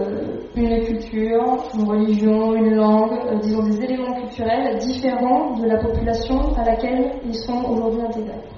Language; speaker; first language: French; native; French